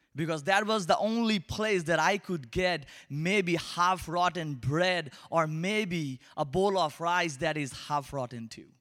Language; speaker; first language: English; non-native, local second language; Bangla